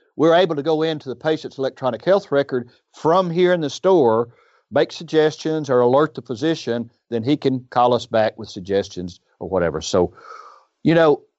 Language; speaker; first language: English; native; English